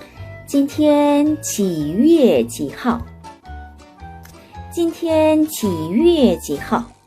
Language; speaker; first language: Chinese; non-native, fluent; Korean